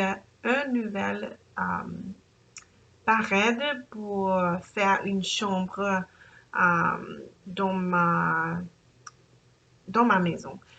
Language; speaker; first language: French; non-native, learner; English